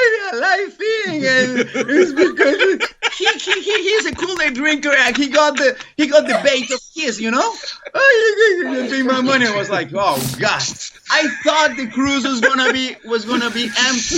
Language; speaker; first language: English; non-native, learner; Spanish